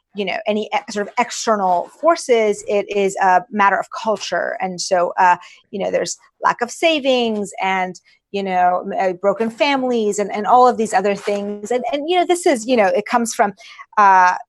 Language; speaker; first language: English; early bilingual, other home language; Persian